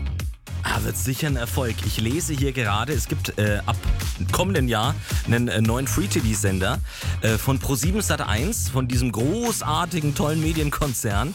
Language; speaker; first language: German; native; German